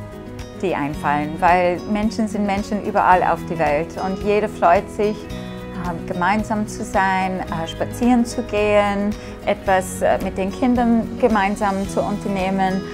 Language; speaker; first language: German; non-native, fluent; English